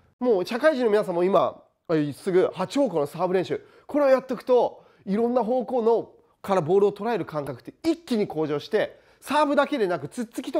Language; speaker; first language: Japanese; native; Japanese